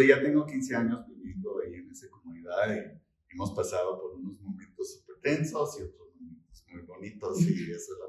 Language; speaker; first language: Spanish; non-native, fluent; English